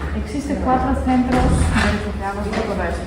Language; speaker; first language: Spanish; non-native, learner; Ukrainian